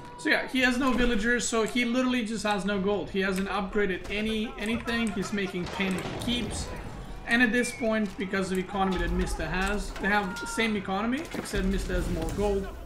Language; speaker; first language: English; non-native, fluent; Serbian